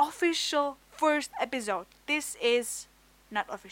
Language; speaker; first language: English; non-native, fluent; Czech